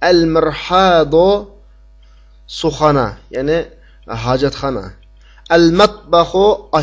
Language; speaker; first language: Arabic; non-native, fluent; Uyghur